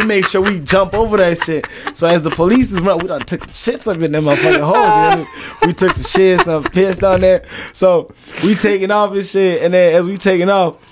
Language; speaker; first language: English; early bilingual, other home language; Rundi